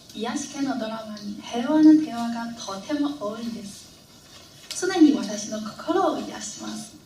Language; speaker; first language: Japanese; non-native, fluent; Vietnamese